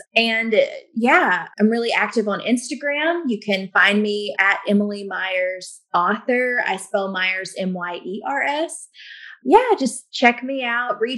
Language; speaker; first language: English; native; English